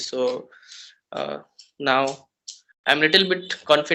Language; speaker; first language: English; non-native, learner; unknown